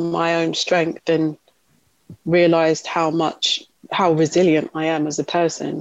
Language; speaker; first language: English; native; English